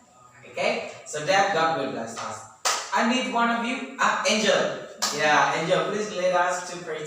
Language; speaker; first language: English; non-native, learner; Indonesian